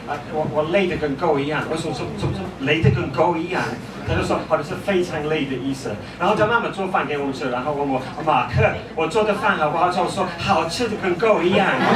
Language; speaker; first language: Chinese; non-native, fluent; English